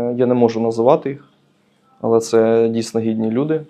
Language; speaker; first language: Ukrainian; native; Ukrainian